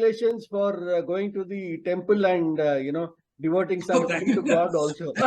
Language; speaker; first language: English; non-native, local second language; Telugu